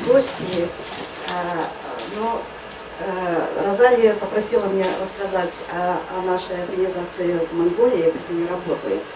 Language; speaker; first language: Russian; non-native, fluent; Mongolian